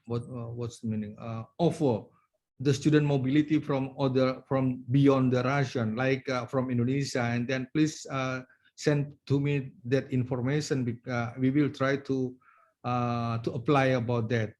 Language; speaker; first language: English; non-native, learner; Indonesian